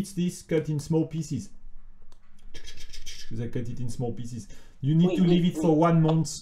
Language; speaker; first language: English; non-native, fluent; French